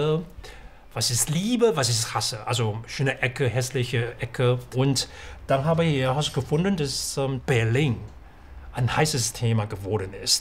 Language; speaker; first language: German; non-native, fluent; Chinese